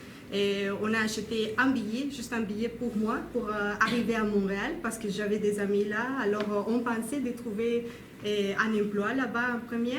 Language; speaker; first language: French; non-native, learner; Spanish